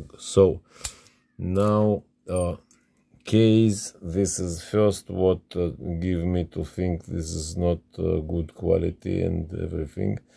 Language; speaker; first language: English; non-native, learner; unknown